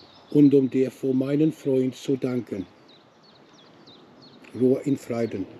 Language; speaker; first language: German; non-native, learner; English